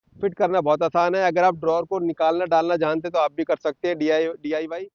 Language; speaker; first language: Hindi; native; Hindi